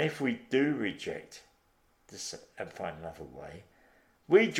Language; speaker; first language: English; native; English